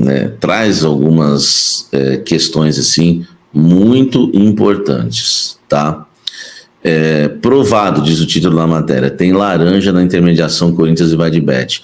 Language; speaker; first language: Portuguese; native; Portuguese